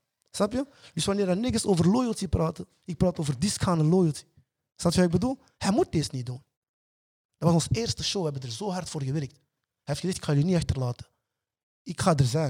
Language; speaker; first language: Dutch; early bilingual, other home language; French